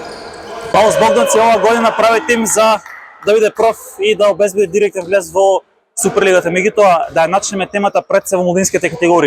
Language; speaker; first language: Macedonian; native; Macedonian